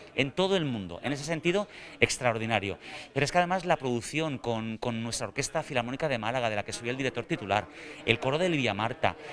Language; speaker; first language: Spanish; native; Spanish